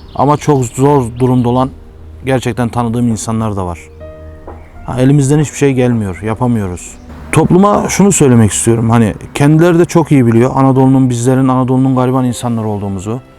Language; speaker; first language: Turkish; native; Turkish